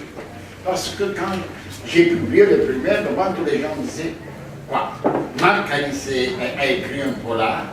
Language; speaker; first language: French; non-native, fluent; Greek